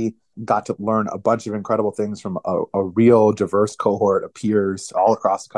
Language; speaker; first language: English; native; English